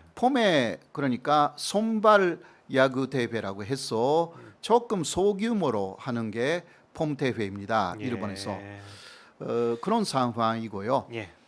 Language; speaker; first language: Korean; non-native, fluent; Japanese